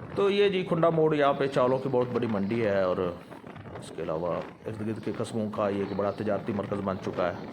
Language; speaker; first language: Urdu; non-native, local second language; Punjabi